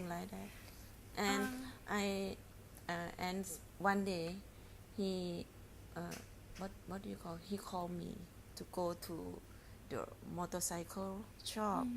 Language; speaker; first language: English; non-native, learner; Thai